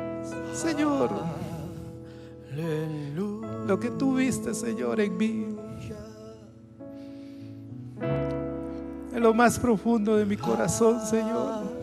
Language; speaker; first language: Spanish; native; Spanish